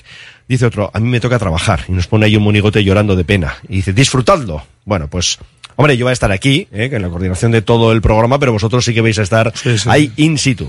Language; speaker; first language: Spanish; native; Spanish